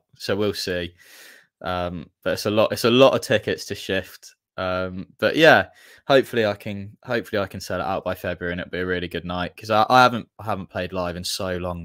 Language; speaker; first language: English; native; English